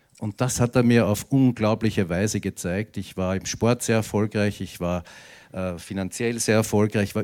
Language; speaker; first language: German; native; German